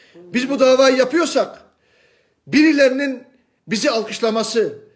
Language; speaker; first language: Turkish; non-native, fluent; Chinese